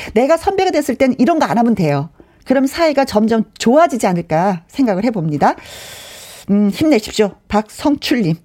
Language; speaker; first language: Korean; native; Korean